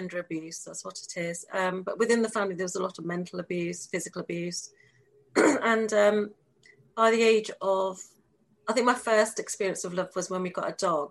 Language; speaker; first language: English; native; English